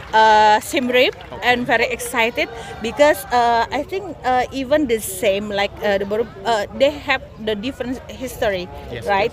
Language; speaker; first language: English; non-native, learner; Indonesian